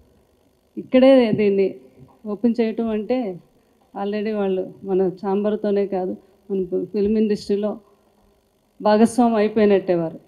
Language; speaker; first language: Telugu; native; Telugu